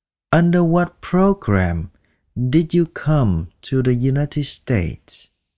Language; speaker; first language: English; non-native, fluent; Vietnamese